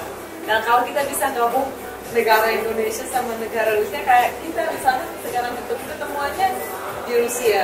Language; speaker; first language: Indonesian; non-native, fluent; Russian